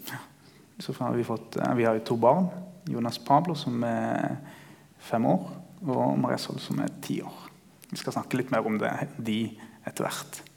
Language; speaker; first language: Norwegian; early bilingual, other home language; Spanish